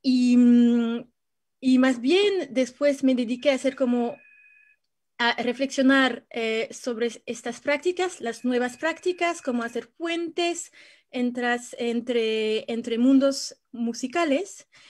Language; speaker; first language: Spanish; non-native, fluent; French